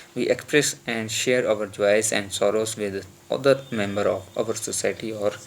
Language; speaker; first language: English; non-native, local second language; Punjabi